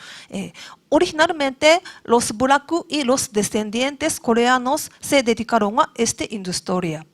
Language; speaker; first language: Spanish; non-native, learner; Japanese